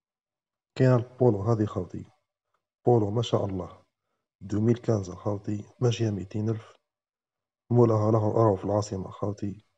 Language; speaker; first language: Arabic; native; Arabic